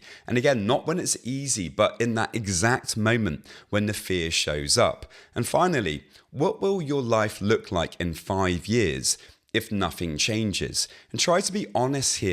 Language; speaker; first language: English; native; English